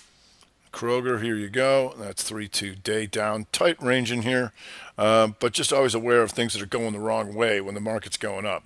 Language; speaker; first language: English; native; English